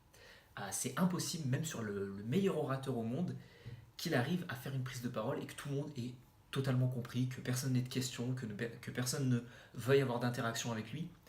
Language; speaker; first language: French; native; French